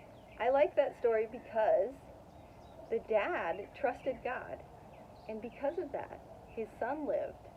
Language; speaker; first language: English; native; English